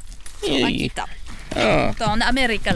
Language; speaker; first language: Finnish; non-native, learner; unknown